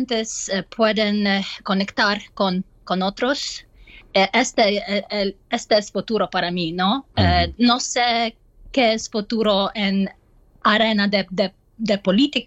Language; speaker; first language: Spanish; non-native, learner; Ukrainian